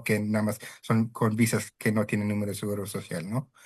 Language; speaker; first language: Spanish; early bilingual, heritage; Spanish